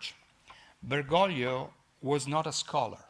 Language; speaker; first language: English; non-native, fluent; Italian